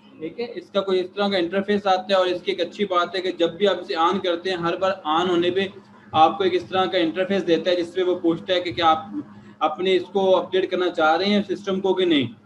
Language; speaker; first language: Urdu; native; Urdu